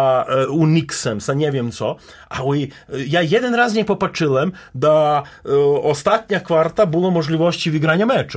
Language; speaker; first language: Polish; non-native, learner; Serbian